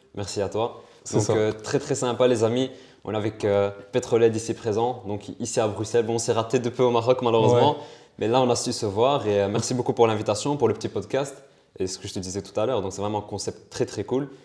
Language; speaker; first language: French; early bilingual, other home language; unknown